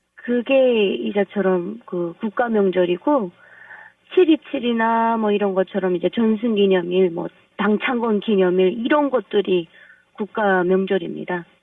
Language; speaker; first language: Korean; native; Korean